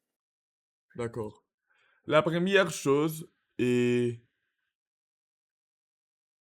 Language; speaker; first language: French; non-native, learner; Russian